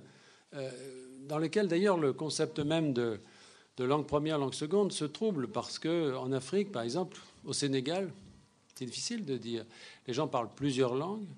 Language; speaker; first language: French; native; French